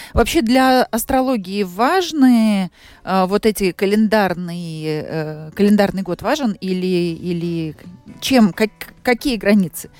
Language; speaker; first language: Russian; native; Russian